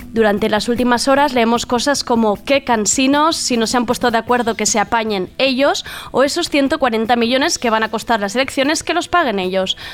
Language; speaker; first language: Spanish; native; Spanish